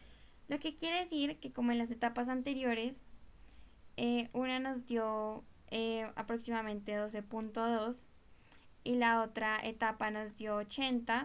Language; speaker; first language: Spanish; native; Spanish